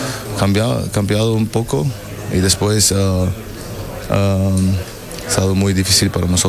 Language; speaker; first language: Spanish; non-native, learner; German